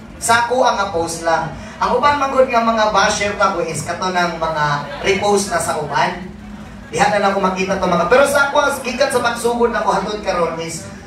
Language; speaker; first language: Cebuano; non-native, local second language; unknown